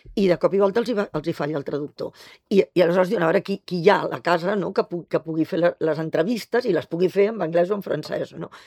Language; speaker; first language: Catalan; native; Catalan